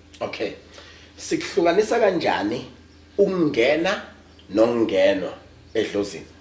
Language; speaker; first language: Zulu; native; Zulu